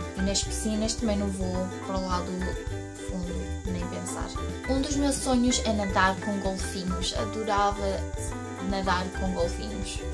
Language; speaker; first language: Portuguese; early bilingual, heritage; Portuguese